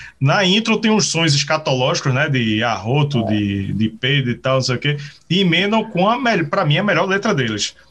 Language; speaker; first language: Portuguese; native; Portuguese